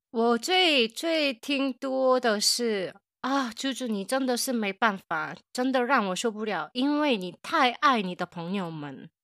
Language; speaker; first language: Chinese; non-native, fluent; Korean